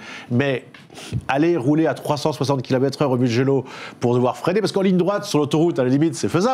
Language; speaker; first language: French; native; French